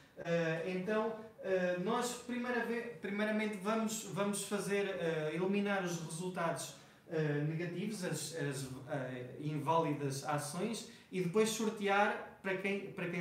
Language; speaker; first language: Portuguese; non-native, fluent; Spanish